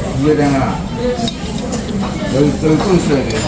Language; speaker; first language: Korean; non-native, learner; Thai